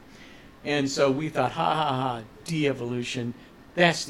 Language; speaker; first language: English; native; English